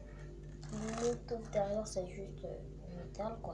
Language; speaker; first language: French; non-native, local second language; Lingala